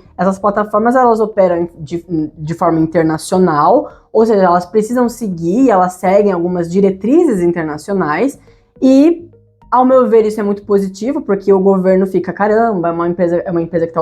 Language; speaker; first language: Portuguese; native; Portuguese